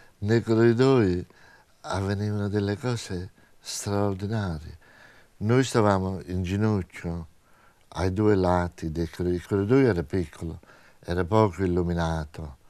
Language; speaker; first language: Italian; native; Italian